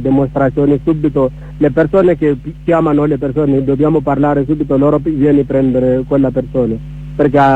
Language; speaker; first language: Italian; non-native, learner; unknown